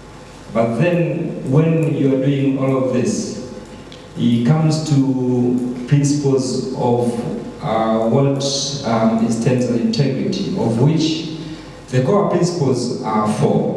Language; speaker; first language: English; non-native, local second language; Swahili